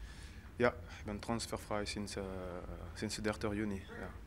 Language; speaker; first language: Dutch; non-native, fluent; French